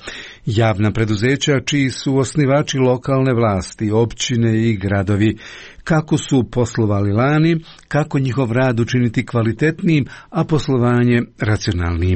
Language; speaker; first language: Croatian; native; Croatian